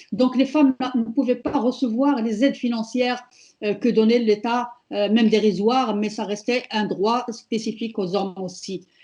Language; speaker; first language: French; non-native, local second language; Berber languages